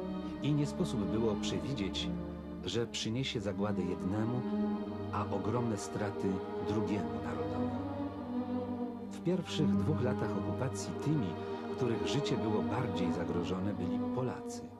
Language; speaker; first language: Polish; native; Polish